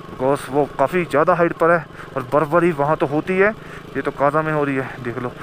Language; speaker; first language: Hindi; native; Hindi